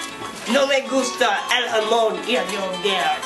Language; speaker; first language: Spanish; non-native, learner; English